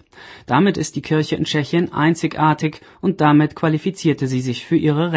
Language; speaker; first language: German; native; German